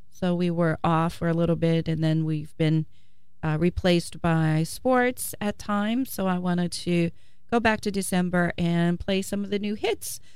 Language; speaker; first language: English; non-native, fluent; Portuguese